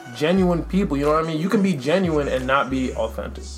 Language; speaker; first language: English; native; English